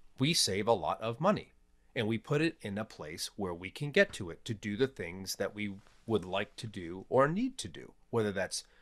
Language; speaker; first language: English; native; English